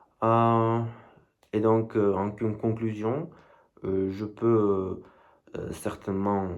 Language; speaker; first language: French; non-native, learner; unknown